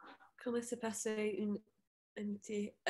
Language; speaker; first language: French; non-native, learner; English